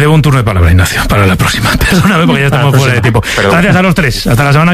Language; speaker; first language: Spanish; native; Spanish